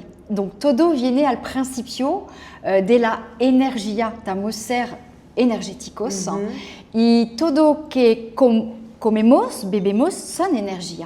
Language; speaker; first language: Spanish; non-native, fluent; French